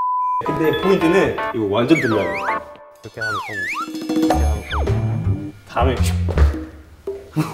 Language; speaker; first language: Korean; non-native, fluent; French